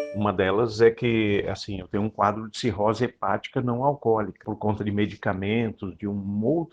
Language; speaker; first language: Portuguese; native; Portuguese